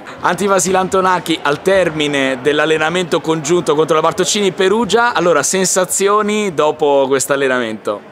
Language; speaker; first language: Italian; native; Italian